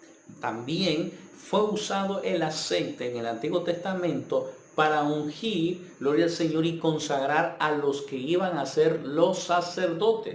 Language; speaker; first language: Spanish; native; Spanish